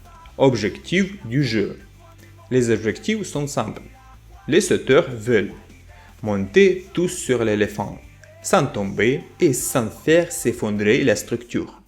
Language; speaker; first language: French; non-native, fluent; Russian